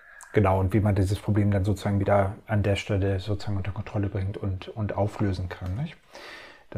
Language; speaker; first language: German; native; German